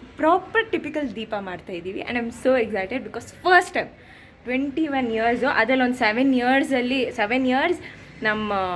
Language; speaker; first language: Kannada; non-native, local second language; Tamil